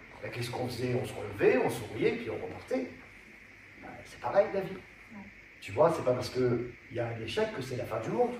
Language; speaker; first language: French; native; French